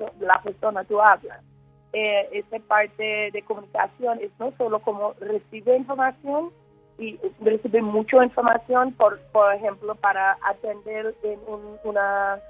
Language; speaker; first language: Spanish; non-native, learner; English